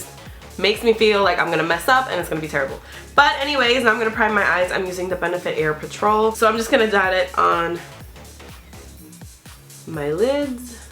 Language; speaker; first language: English; native; English